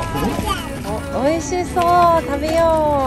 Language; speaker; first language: Japanese; native; Japanese